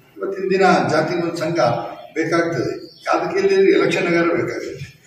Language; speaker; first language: Kannada; non-native, local second language; Malayalam